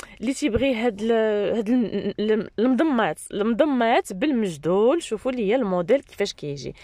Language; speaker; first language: Arabic; native; Arabic